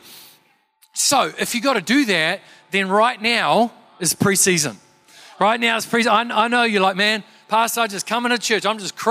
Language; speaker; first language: English; native; English